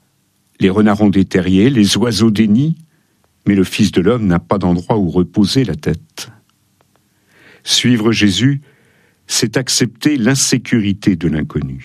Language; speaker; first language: French; native; French